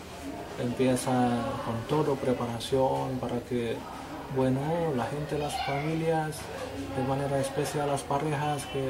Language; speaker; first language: Spanish; non-native, learner; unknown